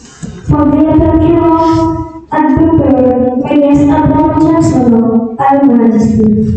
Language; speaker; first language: Arabic; non-native, learner; Indonesian